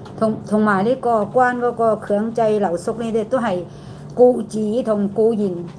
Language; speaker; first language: Cantonese; non-native, learner; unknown